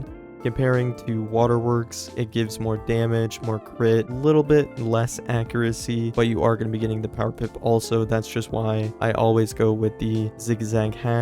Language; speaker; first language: English; native; English